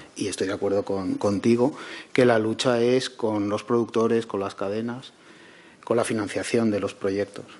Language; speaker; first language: Spanish; native; Spanish